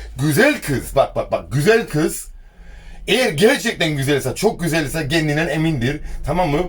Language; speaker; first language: Turkish; early bilingual, heritage; Turkish